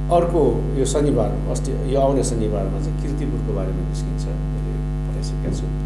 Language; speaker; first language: Nepali; non-native, local second language; Limburgish